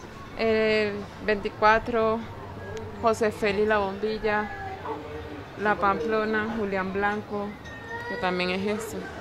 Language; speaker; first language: Spanish; native; Spanish